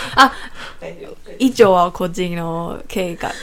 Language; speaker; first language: Japanese; non-native, learner; Chinese